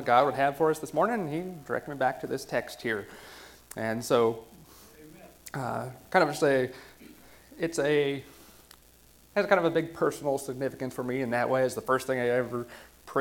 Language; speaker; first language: English; native; English